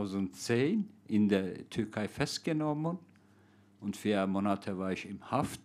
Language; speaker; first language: German; non-native, fluent; Turkish